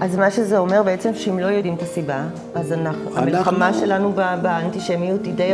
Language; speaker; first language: Hebrew; native; Hebrew